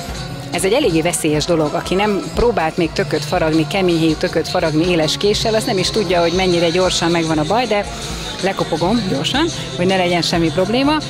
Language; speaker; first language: Hungarian; native; Hungarian